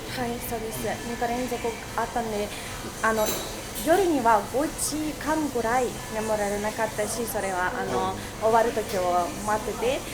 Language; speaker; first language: Japanese; non-native, fluent; Russian